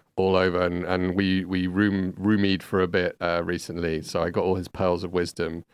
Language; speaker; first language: English; native; English